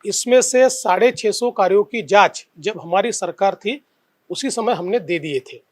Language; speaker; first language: Hindi; non-native, local second language; Marathi